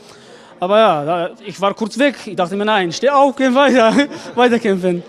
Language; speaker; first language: German; non-native, learner; Tajik